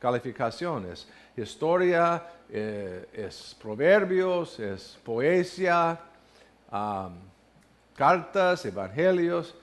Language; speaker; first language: Spanish; non-native, fluent; English